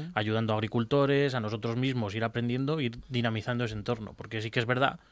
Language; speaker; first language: Spanish; native; Spanish